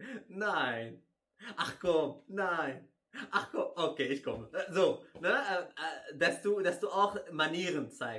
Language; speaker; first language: German; non-native, fluent; Arabic